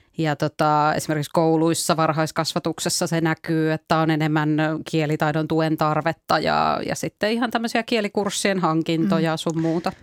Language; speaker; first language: Finnish; native; Finnish